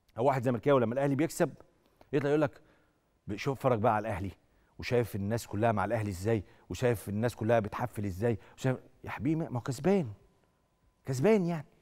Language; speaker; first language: Arabic; native; Arabic